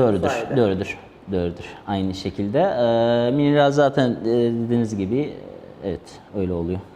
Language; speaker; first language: Turkish; non-native, fluent; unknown